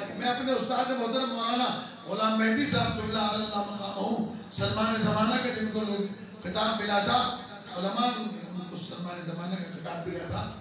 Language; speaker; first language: Urdu; non-native, local second language; Sindhi